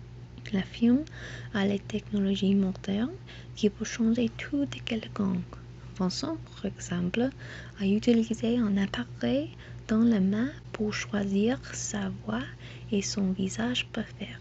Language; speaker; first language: French; non-native, learner; English